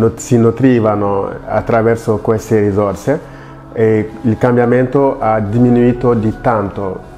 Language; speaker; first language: Italian; non-native, fluent; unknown